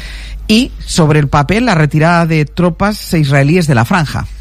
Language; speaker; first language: Spanish; native; Spanish